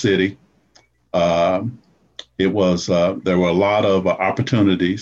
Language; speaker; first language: English; native; English